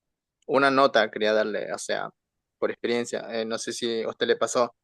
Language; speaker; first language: Spanish; native; Spanish